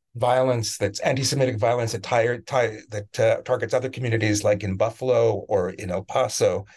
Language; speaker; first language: English; native; English